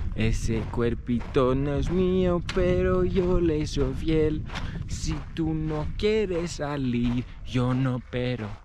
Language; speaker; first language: Spanish; non-native, learner; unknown